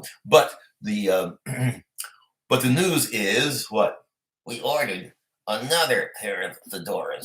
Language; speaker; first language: English; native; English